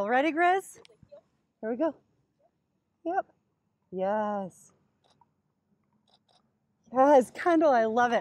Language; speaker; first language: English; native; English